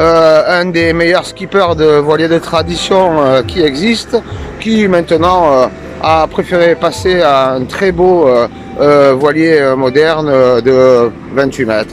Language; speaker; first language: French; native; French